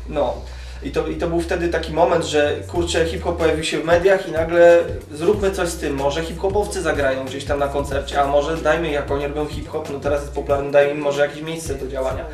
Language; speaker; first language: Polish; native; Polish